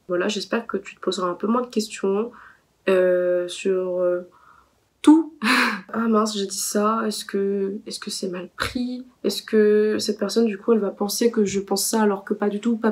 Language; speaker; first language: French; native; French